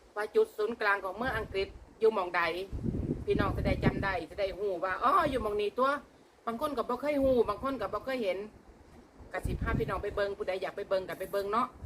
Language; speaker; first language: Thai; non-native, local second language; Northeastern Thai